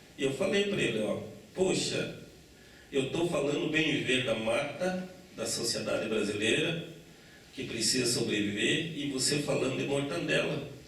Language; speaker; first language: Portuguese; non-native, local second language; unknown